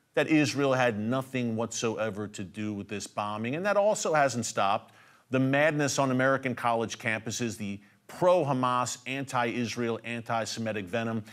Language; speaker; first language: English; native; English